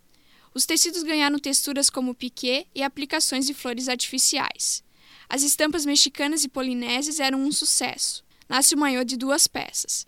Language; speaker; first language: Portuguese; native; Portuguese